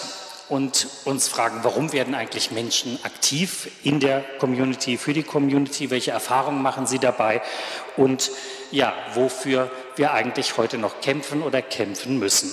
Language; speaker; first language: German; native; German